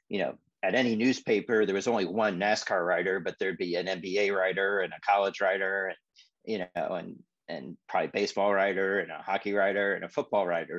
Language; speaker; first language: English; native; English